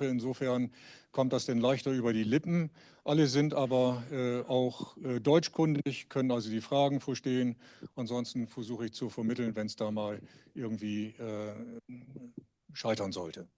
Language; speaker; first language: German; native; German